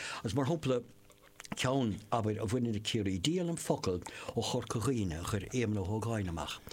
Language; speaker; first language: Irish; non-native, local second language; English